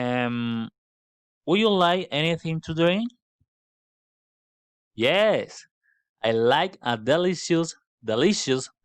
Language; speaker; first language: English; non-native, learner; Spanish